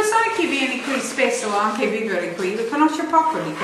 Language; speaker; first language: Italian; non-native, learner; English